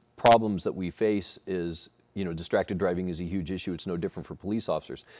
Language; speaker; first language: English; native; English